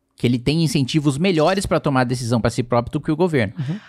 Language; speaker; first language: Portuguese; native; Portuguese